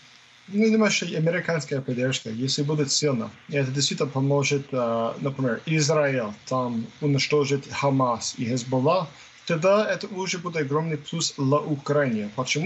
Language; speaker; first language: Russian; non-native, fluent; English